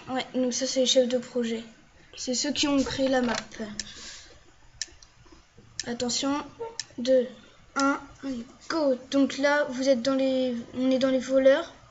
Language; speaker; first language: French; native; French